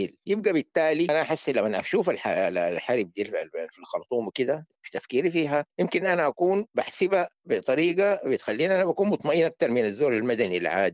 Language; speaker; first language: Arabic; native; Arabic